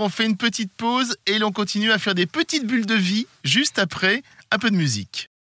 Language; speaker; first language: French; native; French